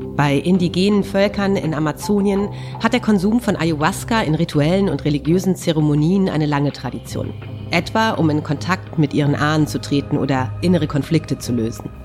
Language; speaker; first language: German; native; German